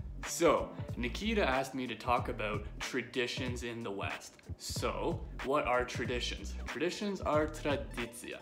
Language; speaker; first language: English; native; English